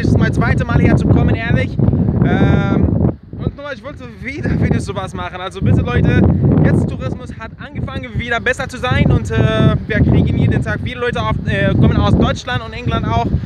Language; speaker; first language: German; non-native, learner; Arabic